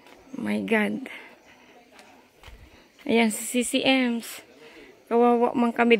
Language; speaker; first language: Filipino; native; Filipino